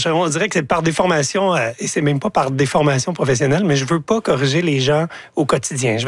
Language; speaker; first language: French; native; French